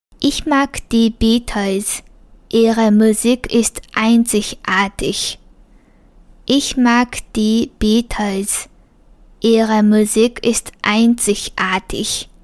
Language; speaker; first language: German; non-native, fluent; Japanese